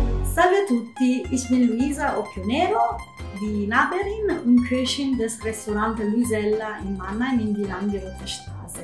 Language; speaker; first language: German; non-native, fluent; Italian